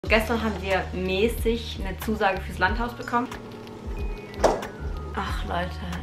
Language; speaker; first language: German; native; German